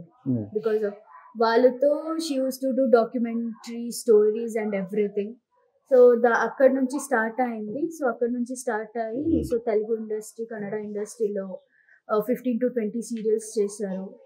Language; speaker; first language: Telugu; non-native, local second language; Kannada